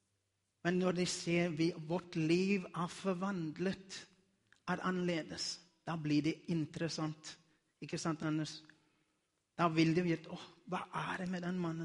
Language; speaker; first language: Norwegian; non-native, learner; Afrikaans